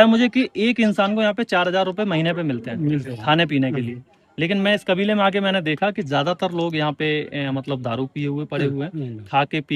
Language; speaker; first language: Hindi; native; Hindi